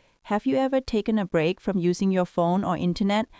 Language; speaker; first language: English; non-native, fluent; Thai